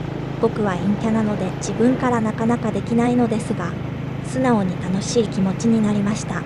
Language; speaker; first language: Japanese; native; Japanese